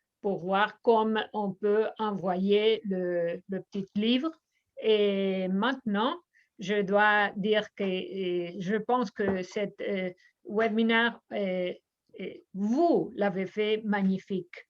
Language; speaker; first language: French; non-native, fluent; Spanish